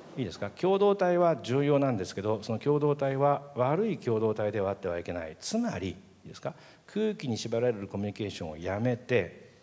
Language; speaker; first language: Japanese; native; Japanese